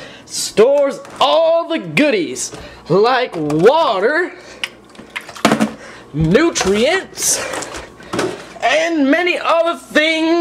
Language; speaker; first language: English; native; English